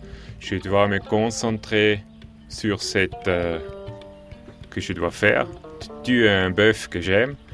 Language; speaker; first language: French; non-native, local second language; German